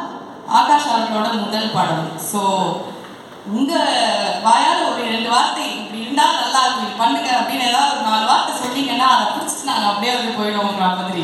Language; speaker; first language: Tamil; native; Tamil